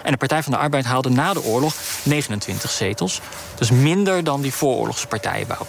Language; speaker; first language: Dutch; native; Dutch